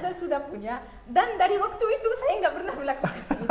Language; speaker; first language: Indonesian; non-native, learner; Arabic